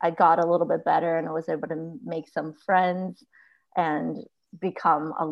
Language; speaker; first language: English; early bilingual, other home language; Chinese